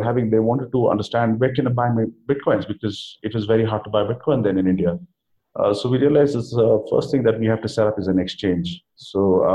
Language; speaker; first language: English; non-native, local second language; Kannada